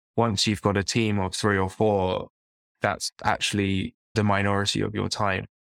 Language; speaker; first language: English; native; English